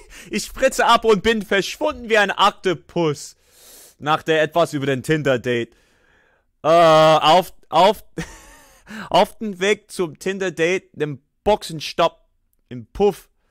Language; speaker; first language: German; non-native, learner; English